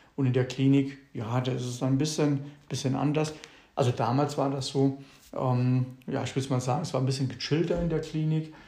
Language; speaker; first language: German; early bilingual, other home language; Italian